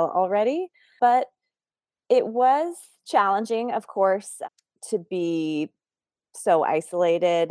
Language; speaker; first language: English; native; English